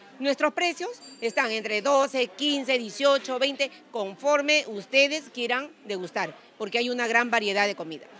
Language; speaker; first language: Spanish; native; Spanish